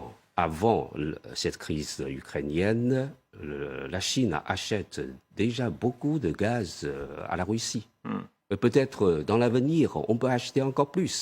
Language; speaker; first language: French; non-native, fluent; Chinese